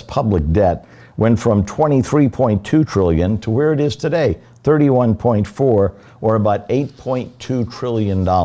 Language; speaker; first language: English; native; English